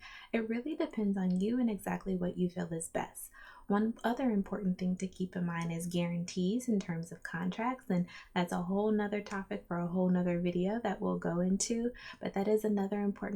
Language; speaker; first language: English; native; English